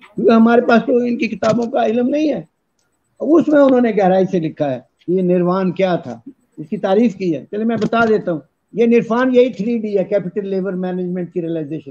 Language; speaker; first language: Urdu; non-native, local second language; Punjabi